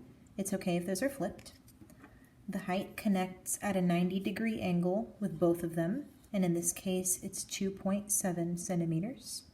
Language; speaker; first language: English; native; English